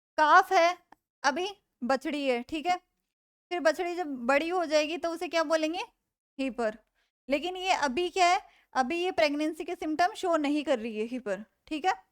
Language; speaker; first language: Hindi; native; Hindi